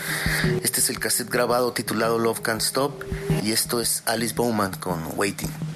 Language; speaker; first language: Spanish; native; Spanish